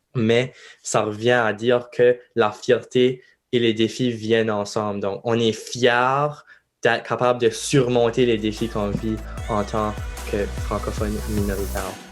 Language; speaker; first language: French; native; French